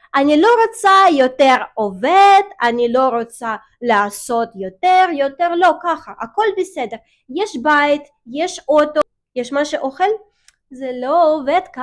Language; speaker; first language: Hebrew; non-native, learner; Russian